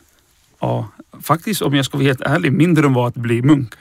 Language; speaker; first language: Swedish; early bilingual, other home language; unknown